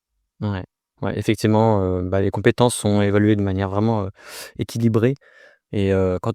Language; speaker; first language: French; native; French